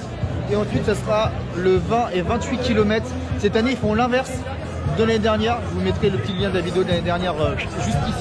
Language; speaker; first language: French; native; French